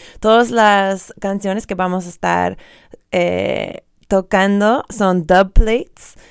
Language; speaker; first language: Spanish; non-native, fluent; English